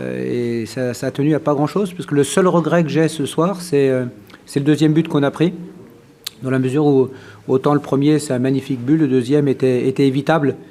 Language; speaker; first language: French; native; French